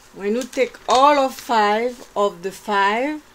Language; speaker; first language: English; non-native, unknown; Haitian Creole